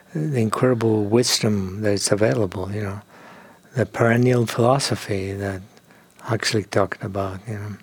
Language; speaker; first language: English; non-native, fluent; Spanish